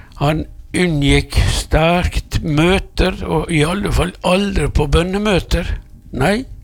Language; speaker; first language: Norwegian; native; Norwegian